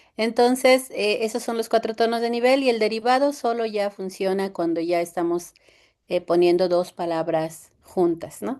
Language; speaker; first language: Spanish; non-native, local second language; Zapotec